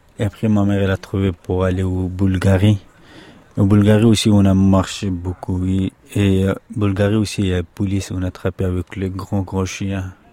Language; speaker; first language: French; non-native, learner; Pashto